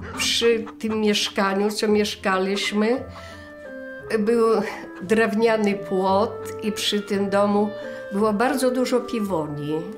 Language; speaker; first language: Polish; native; Polish